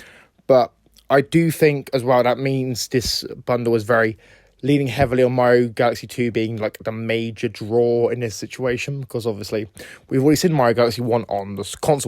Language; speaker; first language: English; native; English